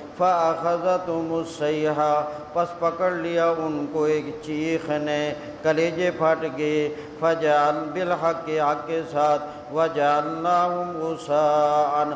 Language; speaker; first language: Urdu; non-native, local second language; Punjabi